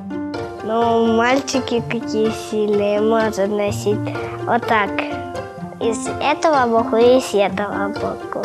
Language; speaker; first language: Russian; non-native, local second language; Ukrainian